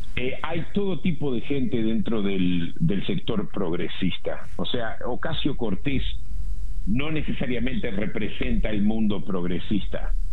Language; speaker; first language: Spanish; native; Spanish